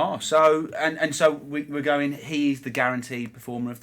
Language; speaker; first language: English; native; English